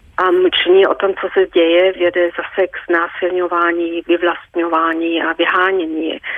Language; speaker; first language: Czech; early bilingual, heritage; Czech